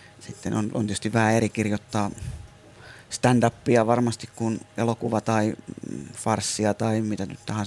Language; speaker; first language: Finnish; native; Finnish